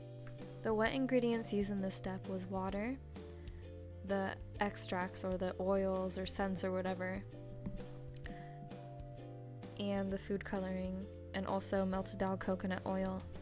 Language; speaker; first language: English; native; English